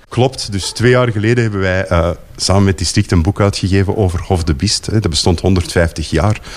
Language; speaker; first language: Dutch; native; Dutch